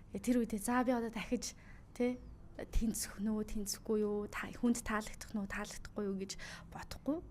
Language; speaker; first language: Mongolian; native; Mongolian